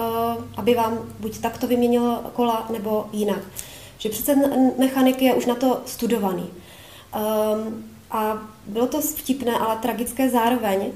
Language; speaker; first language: Czech; native; Czech